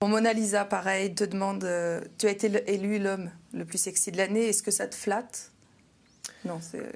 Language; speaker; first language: French; native; French